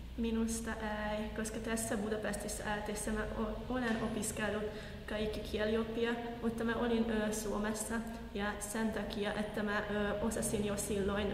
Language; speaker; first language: Finnish; non-native, fluent; Hungarian